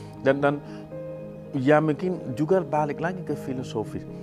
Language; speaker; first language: Indonesian; non-native, fluent; Dutch